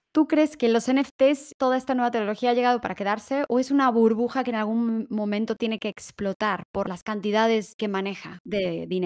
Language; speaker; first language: Spanish; native; Spanish